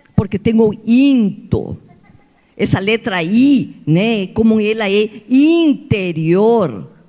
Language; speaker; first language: Portuguese; non-native, fluent; Spanish